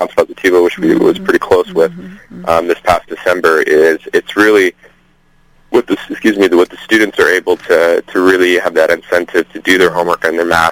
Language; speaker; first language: English; native; English